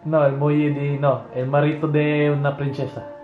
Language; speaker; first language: Italian; non-native, learner; Filipino